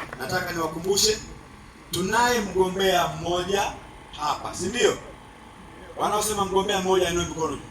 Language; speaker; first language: Swahili; non-native, local second language; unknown